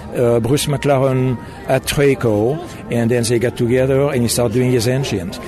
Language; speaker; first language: English; non-native, fluent; German